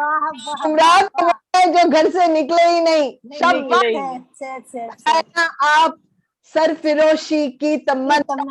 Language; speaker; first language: Hindi; native; Hindi